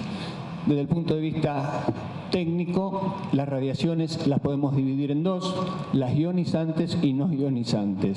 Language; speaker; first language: Spanish; native; Spanish